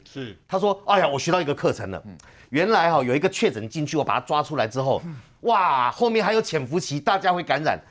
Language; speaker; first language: Chinese; native; Chinese